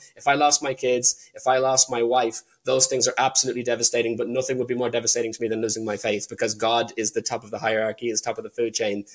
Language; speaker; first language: English; native; English